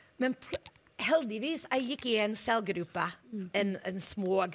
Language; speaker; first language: Norwegian; non-native, learner; English